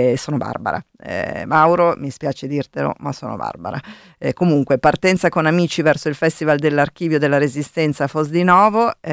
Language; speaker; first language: Italian; native; Italian